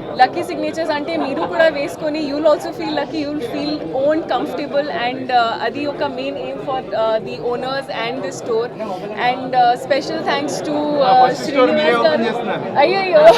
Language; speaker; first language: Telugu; non-native, fluent; Hindi